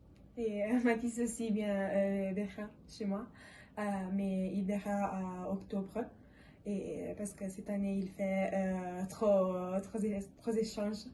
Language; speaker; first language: French; non-native, learner; Italian